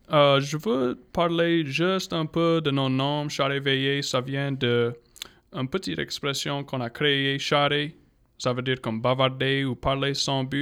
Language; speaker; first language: French; non-native, local second language; English